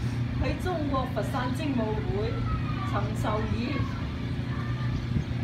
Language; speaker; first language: Cantonese; native; Cantonese